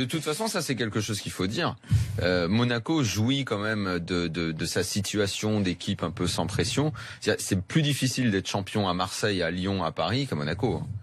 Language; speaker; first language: French; native; French